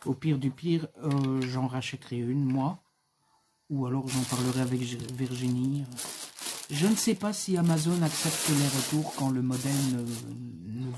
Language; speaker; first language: French; native; French